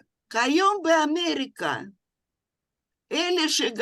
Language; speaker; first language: Hebrew; non-native, fluent; Russian